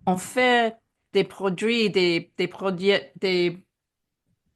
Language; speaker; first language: French; non-native, fluent; English